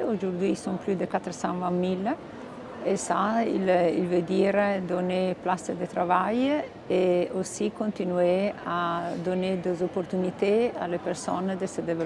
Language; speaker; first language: French; non-native, fluent; Italian